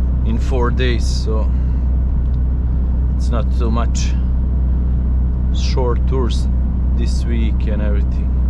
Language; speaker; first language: English; non-native, learner; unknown